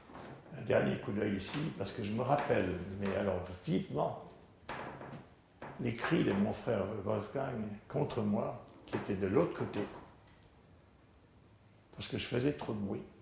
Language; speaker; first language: French; early bilingual, other home language; German